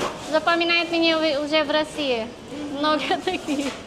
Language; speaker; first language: Russian; non-native, learner; Filipino